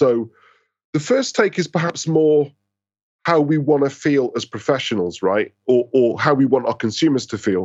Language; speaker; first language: English; native; English